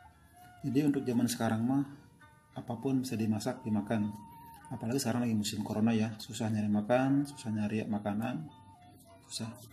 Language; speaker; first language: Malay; non-native, local second language; Sundanese